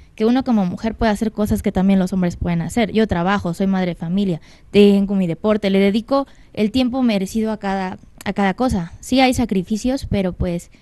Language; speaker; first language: Spanish; native; Spanish